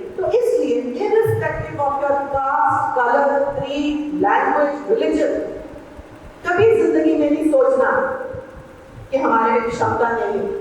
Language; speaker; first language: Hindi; non-native, local second language; Punjabi